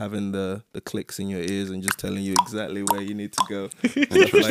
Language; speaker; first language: English; non-native, local second language; Yoruba